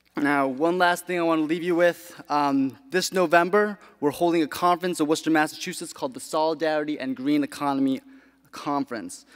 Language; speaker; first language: English; native; English